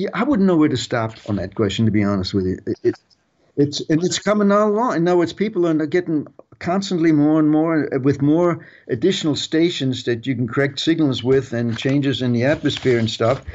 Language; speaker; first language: English; early bilingual, other home language; German